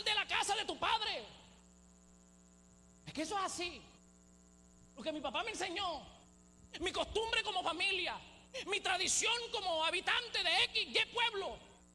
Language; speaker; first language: Spanish; native; Spanish